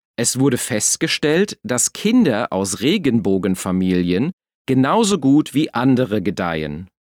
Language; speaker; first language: German; native; German